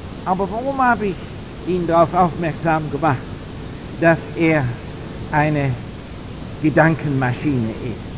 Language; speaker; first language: German; non-native, fluent; English